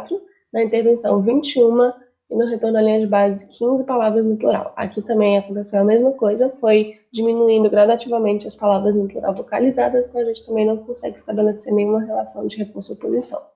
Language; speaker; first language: Portuguese; native; Portuguese